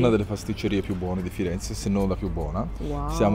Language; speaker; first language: Italian; native; Italian